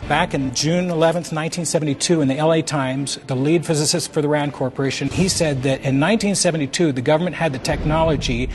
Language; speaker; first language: English; native; English